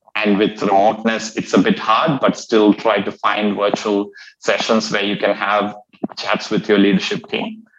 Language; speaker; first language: English; non-native, local second language; Malayalam